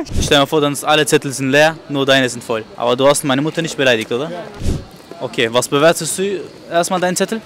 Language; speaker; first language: German; non-native, fluent; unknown